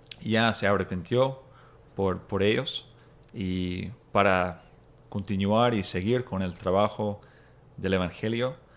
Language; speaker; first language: Spanish; non-native, fluent; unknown